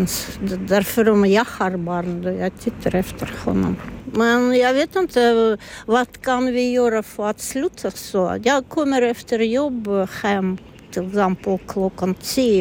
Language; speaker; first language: Swedish; non-native, learner; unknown